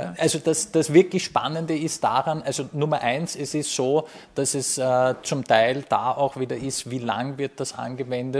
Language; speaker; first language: German; native; German